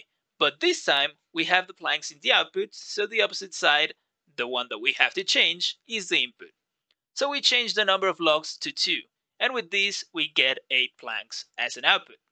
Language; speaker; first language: English; non-native, fluent; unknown